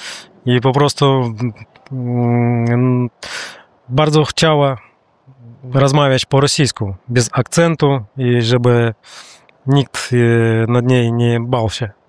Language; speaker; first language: Polish; non-native, learner; Russian